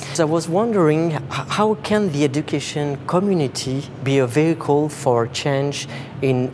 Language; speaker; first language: English; non-native, fluent; French